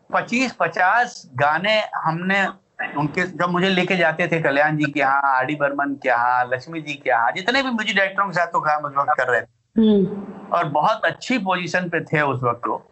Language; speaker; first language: Hindi; native; Hindi